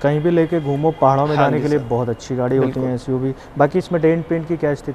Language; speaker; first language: Hindi; native; Hindi